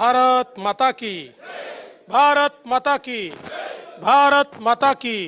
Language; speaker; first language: Hindi; non-native, local second language; Marathi